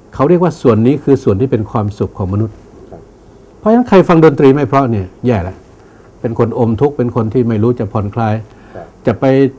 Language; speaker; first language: Thai; non-native, local second language; Northeastern Thai